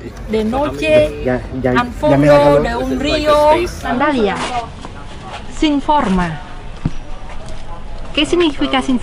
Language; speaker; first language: Spanish; non-native, fluent; Vietnamese